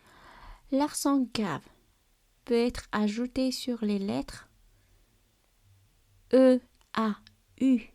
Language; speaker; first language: French; non-native, learner; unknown